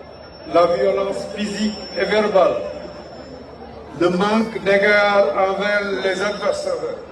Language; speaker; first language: French; non-native, local second language; Wolof